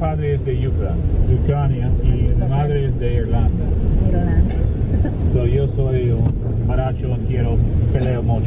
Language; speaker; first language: Spanish; non-native, learner; English